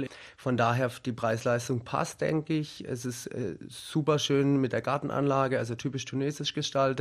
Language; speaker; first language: German; native; German